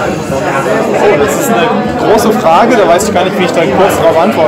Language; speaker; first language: German; native; German